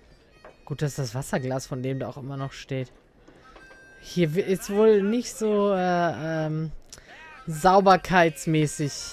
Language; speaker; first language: German; native; German